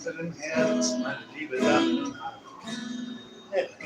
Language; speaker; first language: German; non-native, learner; English